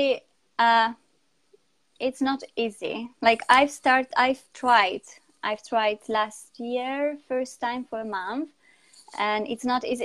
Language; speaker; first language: English; non-native, fluent; Polish